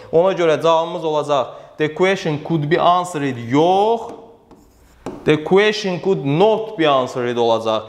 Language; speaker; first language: English; non-native, fluent; Azerbaijani